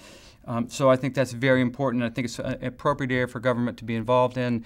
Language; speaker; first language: English; native; English